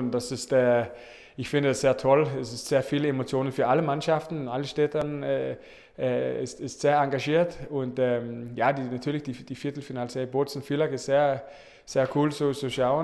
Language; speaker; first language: German; non-native, learner; Danish